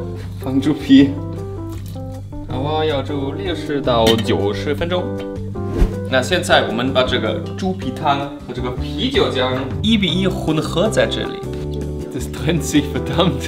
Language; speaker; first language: Chinese; non-native, fluent; German